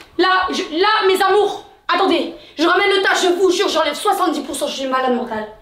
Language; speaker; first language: French; native; French